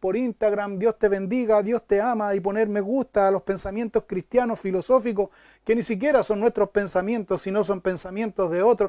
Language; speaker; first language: Spanish; native; Spanish